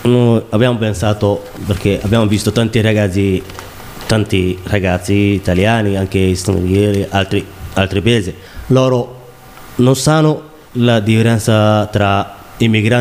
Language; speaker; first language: Italian; non-native, learner; Somali